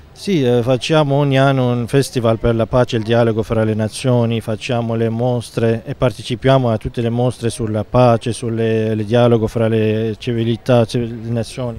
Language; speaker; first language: Italian; non-native, fluent; Arabic